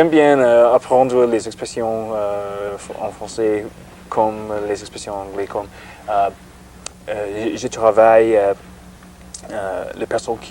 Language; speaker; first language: French; non-native, learner; English